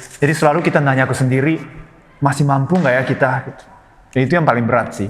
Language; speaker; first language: Indonesian; non-native, fluent; Japanese